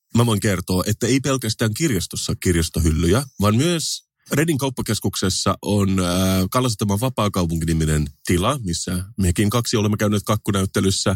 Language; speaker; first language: Finnish; native; Finnish